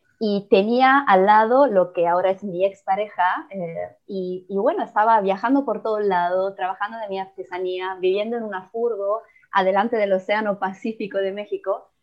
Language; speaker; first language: Spanish; non-native, fluent; Italian